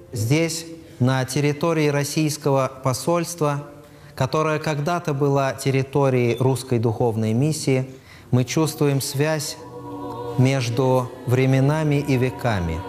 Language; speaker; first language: Russian; native; Russian